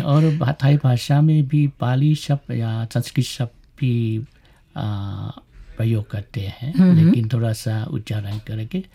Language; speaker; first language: Hindi; non-native, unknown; Thai